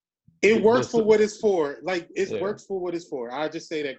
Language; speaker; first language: English; native; English